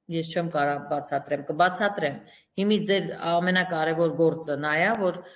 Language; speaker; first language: Armenian; native; Armenian